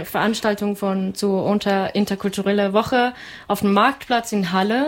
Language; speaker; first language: German; non-native, fluent; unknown